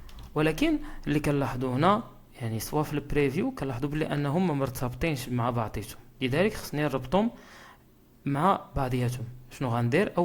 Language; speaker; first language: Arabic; native; Arabic